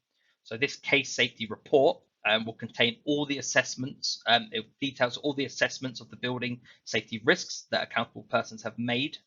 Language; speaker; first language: English; native; English